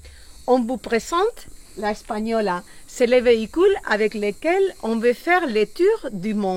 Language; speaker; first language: French; non-native, learner; Spanish